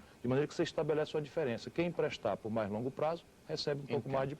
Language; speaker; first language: Portuguese; native; Portuguese